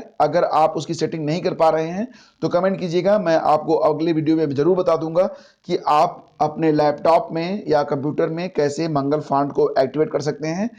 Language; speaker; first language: Hindi; native; Hindi